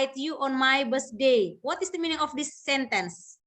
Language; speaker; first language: English; non-native, local second language; Indonesian